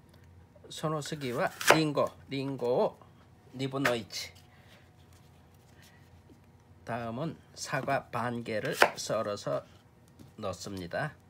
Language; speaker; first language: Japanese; non-native, fluent; Korean